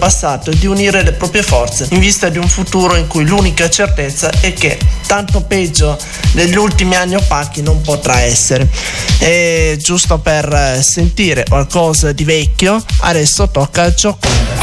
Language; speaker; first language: Italian; native; Italian